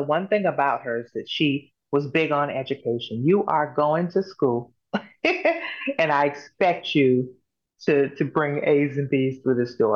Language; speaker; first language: English; native; English